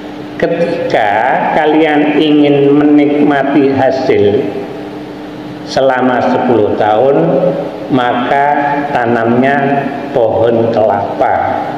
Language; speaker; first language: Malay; non-native, local second language; Javanese